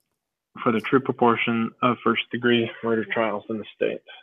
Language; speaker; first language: English; native; English